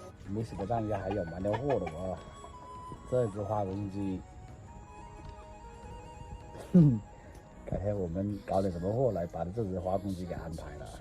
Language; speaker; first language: Chinese; native; Chinese